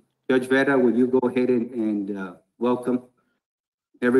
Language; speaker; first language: English; early bilingual, other home language; Spanish